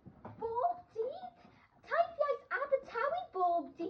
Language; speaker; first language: Welsh; non-native, local second language; English